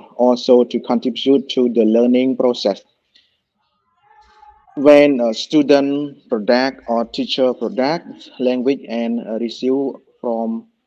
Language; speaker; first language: English; non-native, learner; Khmer